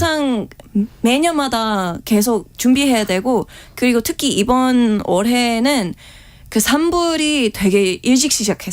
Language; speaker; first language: Korean; non-native, fluent; English